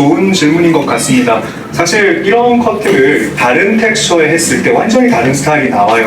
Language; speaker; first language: Korean; native; Korean